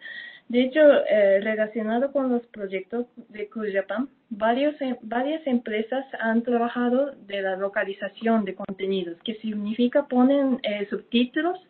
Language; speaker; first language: Spanish; non-native, fluent; Japanese